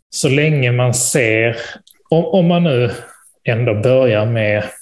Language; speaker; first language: Swedish; native; Swedish